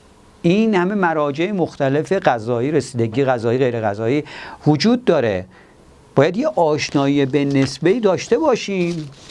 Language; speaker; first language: Persian; native; Persian